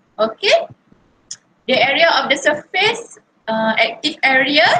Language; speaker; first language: English; non-native, local second language; Malay